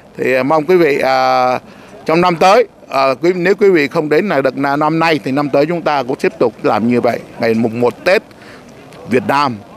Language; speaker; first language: Vietnamese; native; Vietnamese